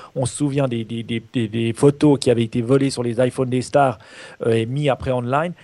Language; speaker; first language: French; native; French